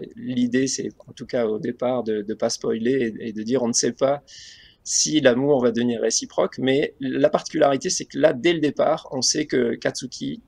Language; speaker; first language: French; native; French